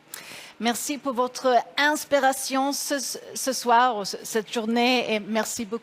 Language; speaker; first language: French; non-native, learner; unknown